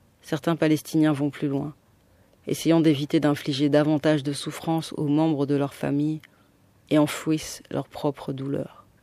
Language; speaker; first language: French; native; French